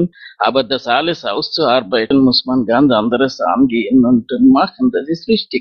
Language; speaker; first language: German; non-native, fluent; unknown